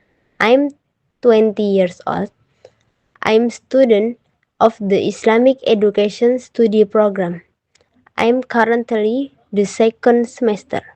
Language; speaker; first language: English; non-native, learner; Indonesian